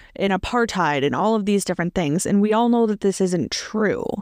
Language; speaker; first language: English; native; English